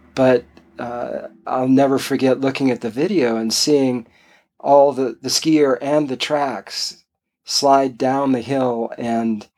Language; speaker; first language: English; native; English